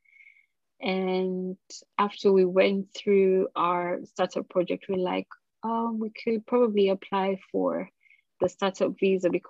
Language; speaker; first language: English; non-native, local second language; Ganda